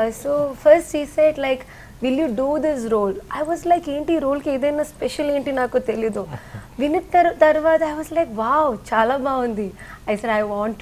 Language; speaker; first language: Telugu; non-native, learner; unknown